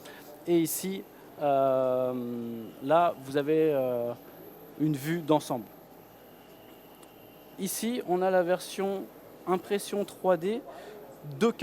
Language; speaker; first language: French; native; French